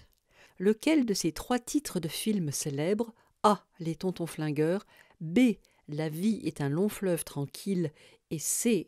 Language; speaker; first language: French; native; French